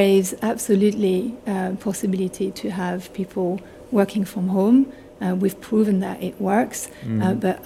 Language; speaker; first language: English; non-native, fluent; French